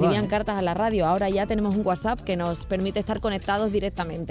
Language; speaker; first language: Spanish; native; Spanish